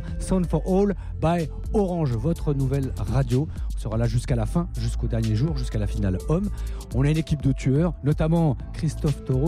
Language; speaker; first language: French; native; French